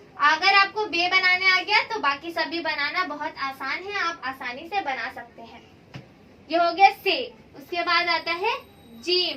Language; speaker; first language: Hindi; native; Hindi